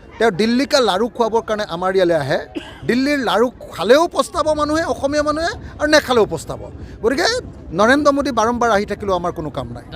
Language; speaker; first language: Assamese; non-native, local second language; Bangla